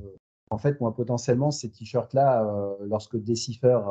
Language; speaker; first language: French; native; French